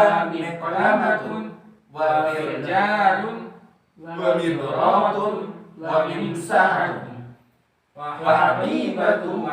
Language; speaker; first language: Arabic; non-native, learner; Indonesian